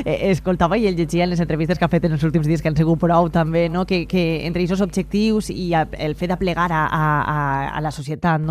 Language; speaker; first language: Spanish; native; Spanish